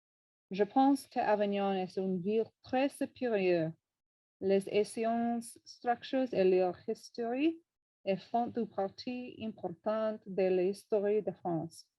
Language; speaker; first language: French; non-native, learner; English